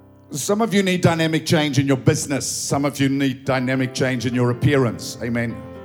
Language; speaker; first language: English; non-native, local second language; Afrikaans